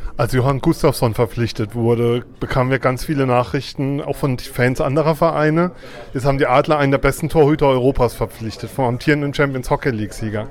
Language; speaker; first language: German; native; German